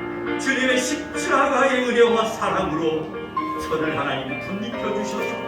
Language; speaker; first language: Korean; native; Korean